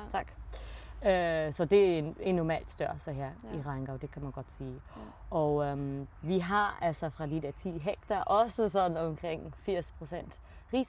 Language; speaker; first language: Danish; early bilingual, heritage; German